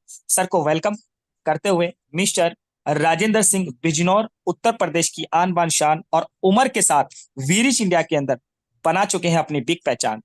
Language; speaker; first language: Hindi; native; Hindi